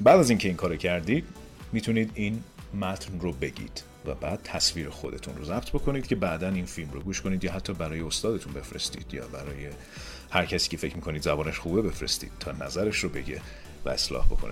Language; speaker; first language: Persian; native; Persian